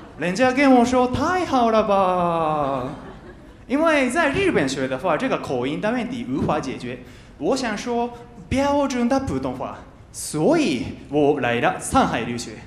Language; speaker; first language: Chinese; non-native, fluent; Japanese